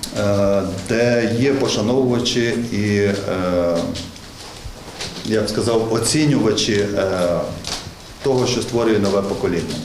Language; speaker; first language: Ukrainian; native; Ukrainian